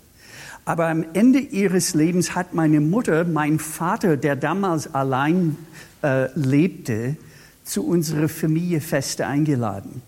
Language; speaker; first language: German; non-native, fluent; English